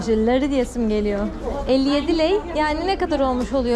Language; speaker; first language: Turkish; native; Turkish